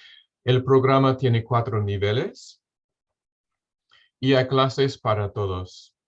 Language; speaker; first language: Spanish; non-native, fluent; English